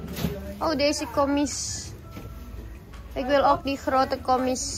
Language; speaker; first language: Dutch; non-native, learner; Indonesian